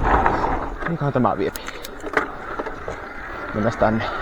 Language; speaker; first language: Finnish; native; Finnish